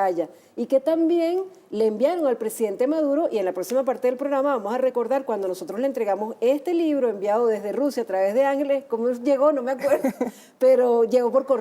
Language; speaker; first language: Spanish; native; Spanish